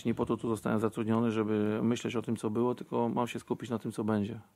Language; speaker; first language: Polish; native; Polish